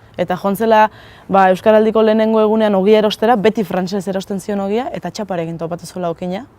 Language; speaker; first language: Basque; native; Basque